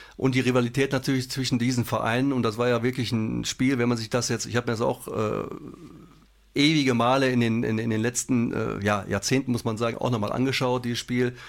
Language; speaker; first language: German; native; German